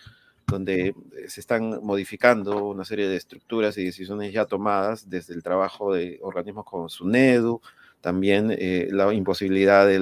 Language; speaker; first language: Spanish; native; Spanish